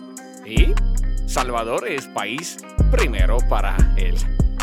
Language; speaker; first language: Spanish; non-native, learner; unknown